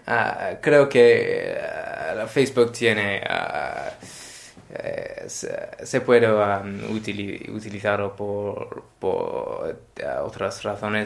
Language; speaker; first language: Spanish; non-native, learner; English